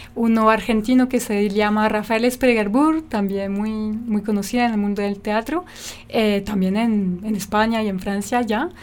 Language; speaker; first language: Spanish; non-native, fluent; French